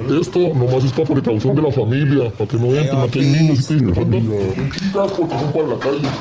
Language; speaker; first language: Spanish; native; Spanish